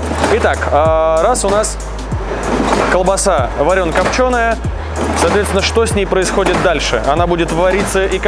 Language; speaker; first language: Russian; native; Russian